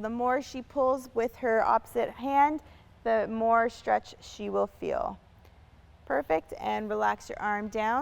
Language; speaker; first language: English; native; English